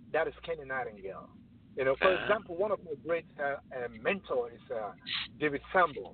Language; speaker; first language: English; non-native, local second language; Yoruba